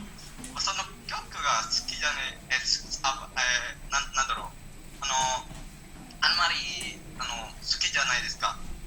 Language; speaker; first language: Japanese; non-native, learner; Indonesian